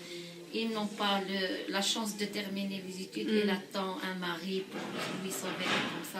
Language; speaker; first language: French; non-native, local second language; Arabic